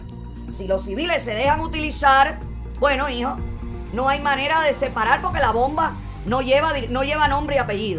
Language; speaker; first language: Spanish; native; Spanish